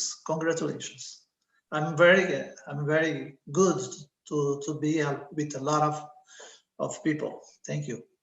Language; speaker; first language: English; non-native, learner; Portuguese